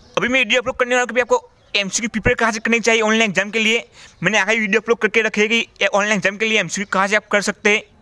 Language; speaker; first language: Hindi; non-native, local second language; Gujarati